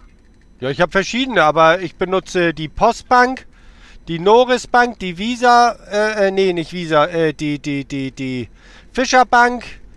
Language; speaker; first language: German; native; German